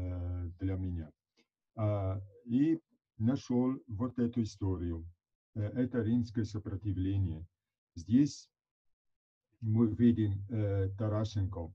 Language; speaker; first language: Russian; non-native, fluent; Italian